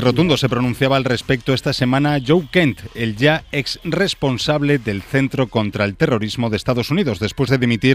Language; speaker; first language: Spanish; native; Spanish